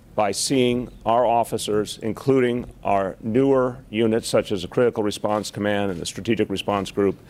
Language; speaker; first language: English; native; English